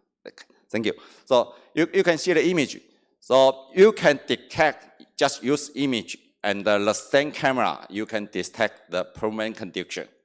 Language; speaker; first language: English; non-native, learner; Chinese